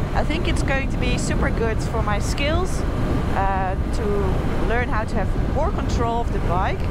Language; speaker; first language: English; non-native, fluent; Dutch